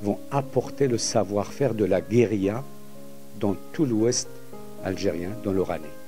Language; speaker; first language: French; non-native, local second language; Arabic